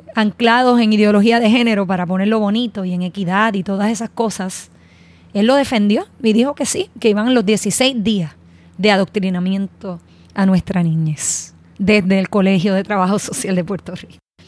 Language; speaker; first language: Spanish; native; Spanish